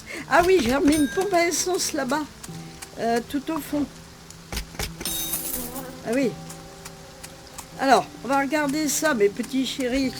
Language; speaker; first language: French; native; French